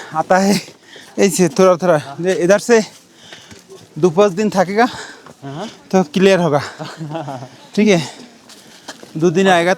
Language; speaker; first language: Hindi; non-native, learner; Bangla